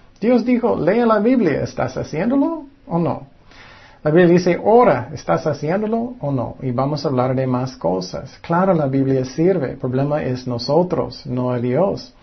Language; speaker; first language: Spanish; non-native, fluent; English